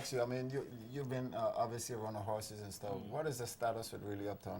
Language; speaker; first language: English; native; English